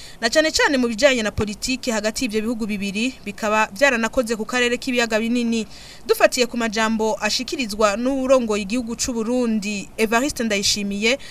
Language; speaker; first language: Kinyarwanda; native; Kinyarwanda